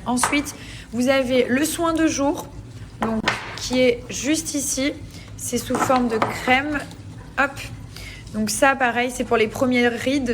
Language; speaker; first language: French; native; French